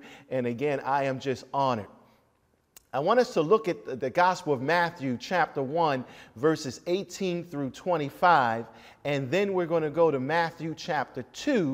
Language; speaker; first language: English; native; English